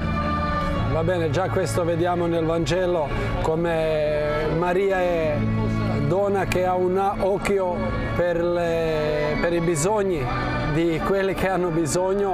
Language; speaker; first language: Italian; non-native, fluent; Croatian